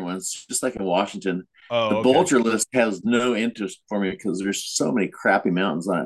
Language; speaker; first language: English; native; English